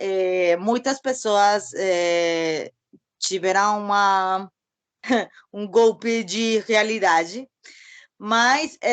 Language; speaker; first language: Portuguese; non-native, learner; Spanish